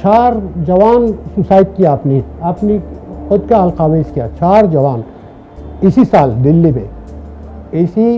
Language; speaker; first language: Hindi; non-native, fluent; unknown